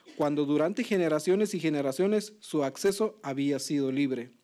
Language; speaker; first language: Spanish; non-native, local second language; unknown